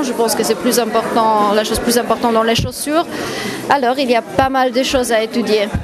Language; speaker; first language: French; non-native, fluent; Polish